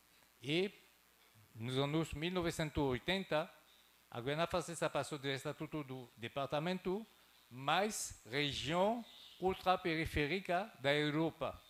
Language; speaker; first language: Portuguese; non-native, fluent; French